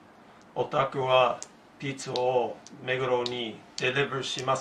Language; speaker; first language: Japanese; non-native, learner; English